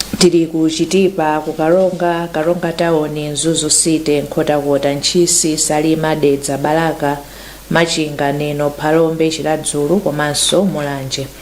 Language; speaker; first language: Nyanja; native; Nyanja